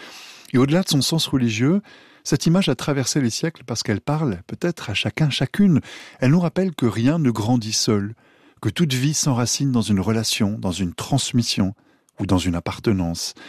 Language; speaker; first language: French; native; French